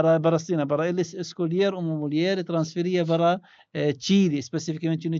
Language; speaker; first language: Portuguese; non-native, learner; Arabic